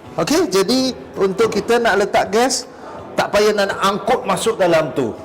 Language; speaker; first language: Malay; non-native, local second language; Chinese